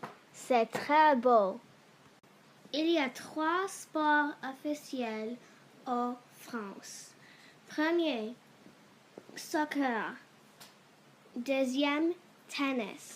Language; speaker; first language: French; non-native, learner; English